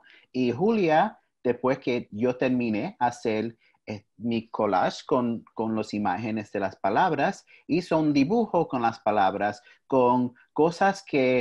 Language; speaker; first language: Spanish; early bilingual, heritage; English